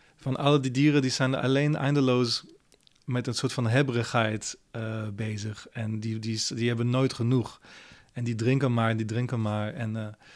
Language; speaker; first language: Dutch; non-native, fluent; French